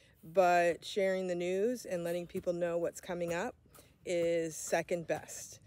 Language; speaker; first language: English; native; English